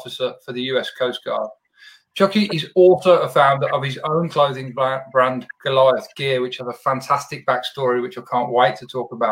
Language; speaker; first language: English; native; English